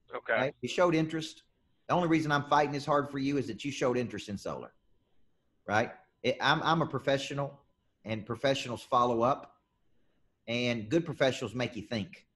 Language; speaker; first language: English; native; English